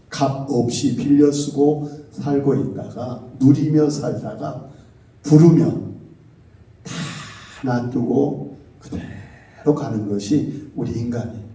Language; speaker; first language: Korean; native; Korean